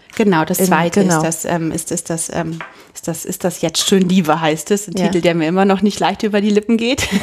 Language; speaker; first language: German; native; German